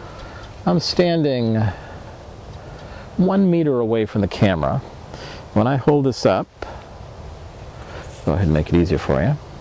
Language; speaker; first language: English; native; English